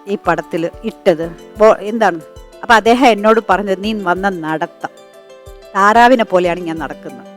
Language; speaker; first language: Malayalam; native; Malayalam